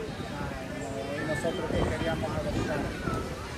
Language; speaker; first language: Spanish; native; Spanish